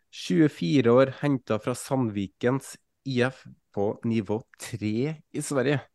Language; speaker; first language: Norwegian; native; Norwegian